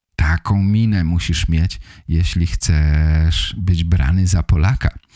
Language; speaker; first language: Polish; native; Polish